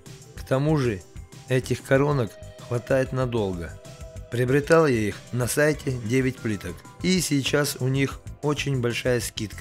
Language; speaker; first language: Russian; native; Russian